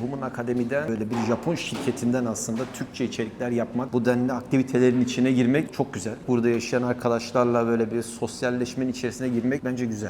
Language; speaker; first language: Turkish; native; Turkish